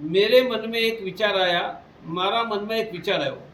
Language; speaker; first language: Hindi; non-native, local second language; Gujarati